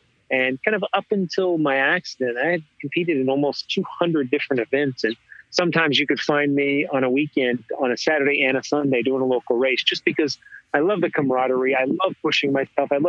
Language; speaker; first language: English; native; English